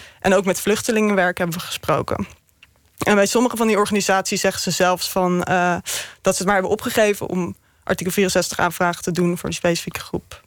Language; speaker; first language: Dutch; native; Dutch